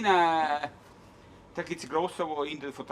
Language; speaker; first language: German; non-native, local second language; Italian